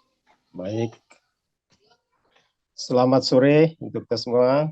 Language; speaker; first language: Indonesian; native; Indonesian